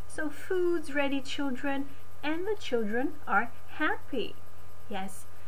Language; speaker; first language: English; non-native, fluent; Macedonian